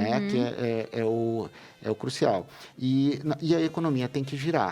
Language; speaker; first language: Portuguese; native; Portuguese